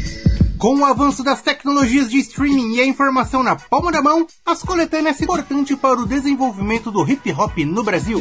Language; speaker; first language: Portuguese; native; Portuguese